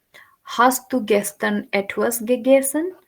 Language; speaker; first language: German; non-native, fluent; Urdu